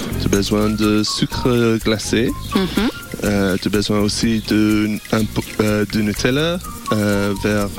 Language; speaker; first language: French; non-native, learner; English